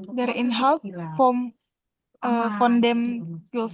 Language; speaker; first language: German; non-native, learner; Indonesian